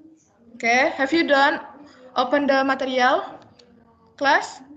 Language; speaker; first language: English; non-native, learner; Indonesian